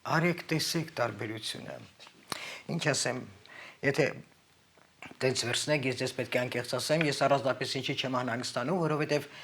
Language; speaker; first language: Armenian; native; Armenian